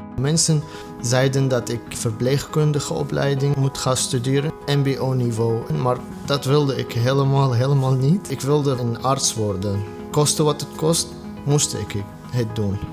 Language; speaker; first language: Dutch; non-native, learner; Arabic